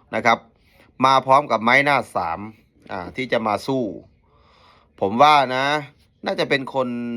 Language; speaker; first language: Thai; native; Thai